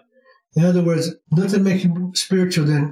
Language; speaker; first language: English; native; English